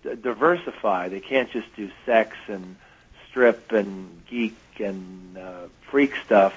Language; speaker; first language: English; native; English